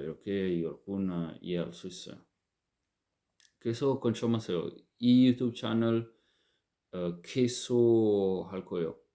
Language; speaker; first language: Korean; non-native, learner; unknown